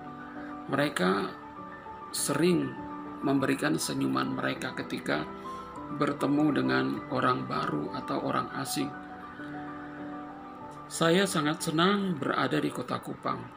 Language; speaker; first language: Indonesian; non-native, fluent; Persian